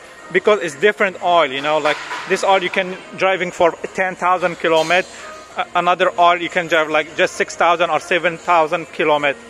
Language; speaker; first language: English; non-native, learner; French